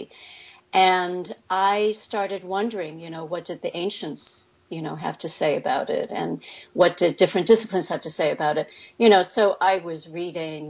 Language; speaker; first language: English; native; English